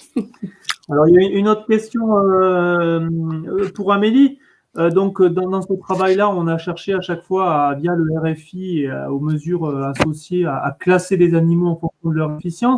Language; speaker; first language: French; native; French